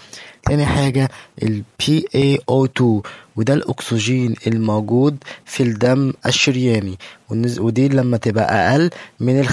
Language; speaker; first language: Arabic; native; Arabic